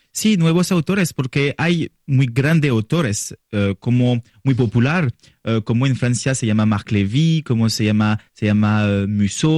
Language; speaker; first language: Spanish; non-native, learner; French